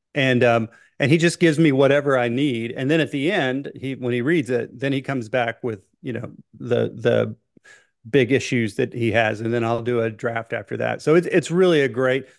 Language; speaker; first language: English; native; English